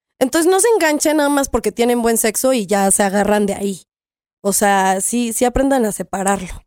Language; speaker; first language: Spanish; native; Spanish